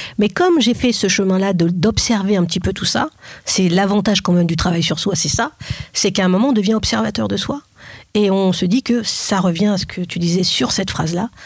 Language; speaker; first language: French; native; French